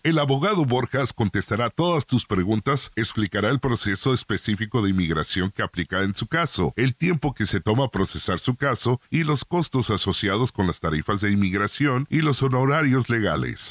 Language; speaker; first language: Spanish; early bilingual, heritage; Spanish